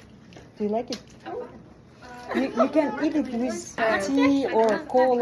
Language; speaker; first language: English; non-native, learner; Kazakh